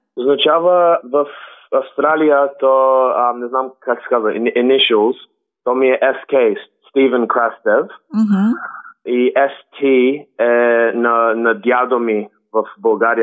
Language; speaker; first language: Bulgarian; early bilingual, heritage; Bulgarian